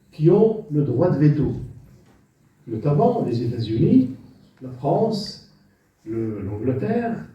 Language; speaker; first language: French; non-native, local second language; Arabic